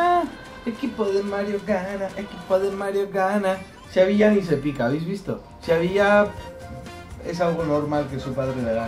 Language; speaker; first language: Spanish; native; Spanish